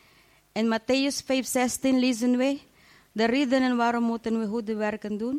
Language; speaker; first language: Dutch; non-native, fluent; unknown